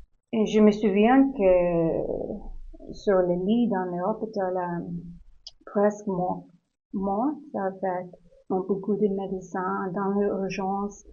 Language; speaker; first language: French; non-native, learner; English